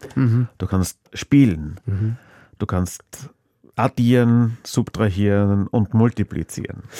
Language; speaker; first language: German; native; German